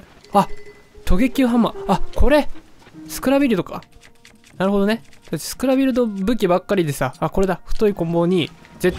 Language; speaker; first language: Japanese; native; Japanese